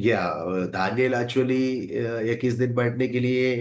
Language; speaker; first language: Hindi; non-native, local second language; Malayalam